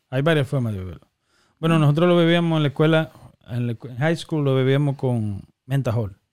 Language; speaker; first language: Spanish; native; Spanish